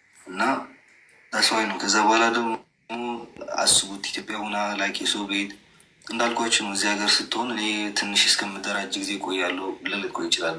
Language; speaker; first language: Amharic; non-native, local second language; Tigrinya